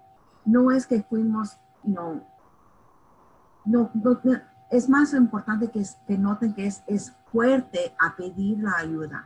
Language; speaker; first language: Spanish; early bilingual, heritage; Spanish